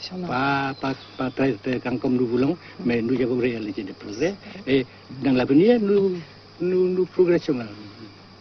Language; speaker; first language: French; non-native, fluent; Vietnamese